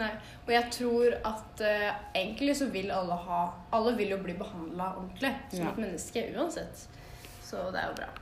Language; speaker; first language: Norwegian; native; Norwegian